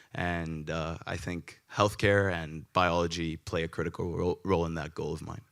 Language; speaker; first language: English; early bilingual, other home language; Greek